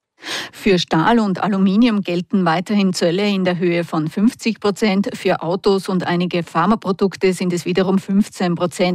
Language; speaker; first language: German; native; German